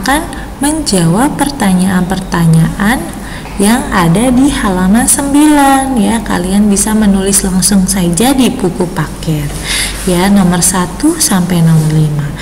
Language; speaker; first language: Indonesian; native; Indonesian